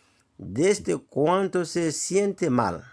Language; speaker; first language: Spanish; non-native, learner; Haitian Creole